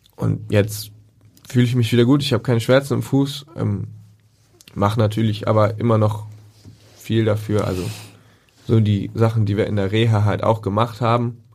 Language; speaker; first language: German; native; German